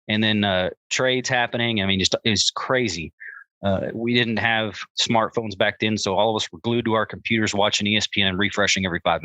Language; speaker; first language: English; native; English